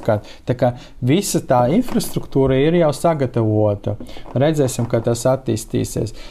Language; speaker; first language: Latvian; non-native, local second language; Russian